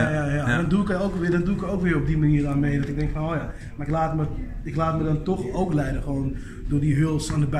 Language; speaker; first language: Dutch; native; Dutch